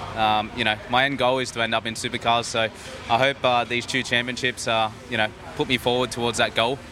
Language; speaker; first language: English; native; English